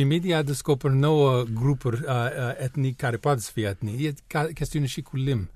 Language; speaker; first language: Romanian; non-native, learner; English